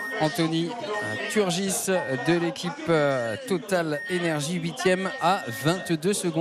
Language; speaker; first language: French; native; French